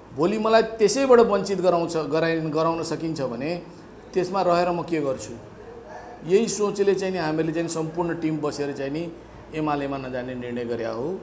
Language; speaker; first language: Nepali; non-native, local second language; Bhojpuri